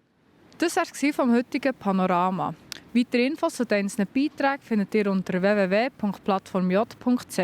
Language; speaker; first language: German; native; German